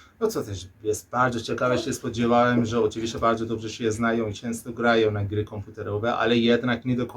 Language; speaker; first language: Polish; non-native, learner; Persian